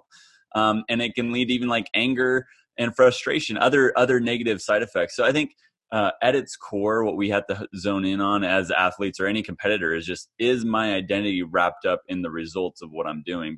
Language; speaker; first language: English; native; English